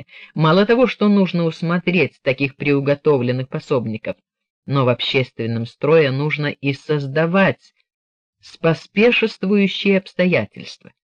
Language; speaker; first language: Russian; native; Russian